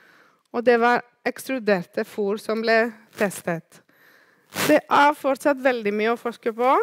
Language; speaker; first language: Norwegian; non-native, fluent; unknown